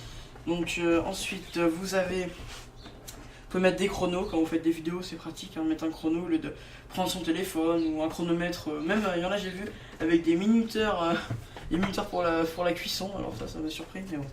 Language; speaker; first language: French; native; French